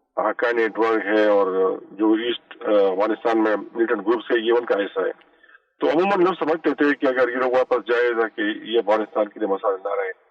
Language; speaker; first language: Hindi; non-native, local second language; Pashto